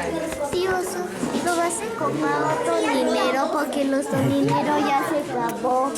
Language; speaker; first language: Spanish; native; Spanish